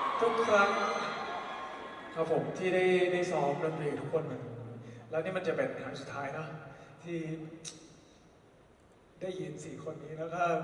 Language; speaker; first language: Thai; native; Thai